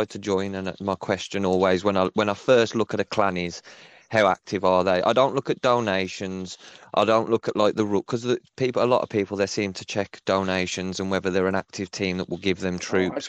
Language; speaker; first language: English; native; English